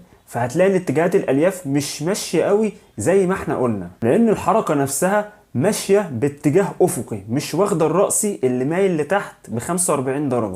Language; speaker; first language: Arabic; native; Arabic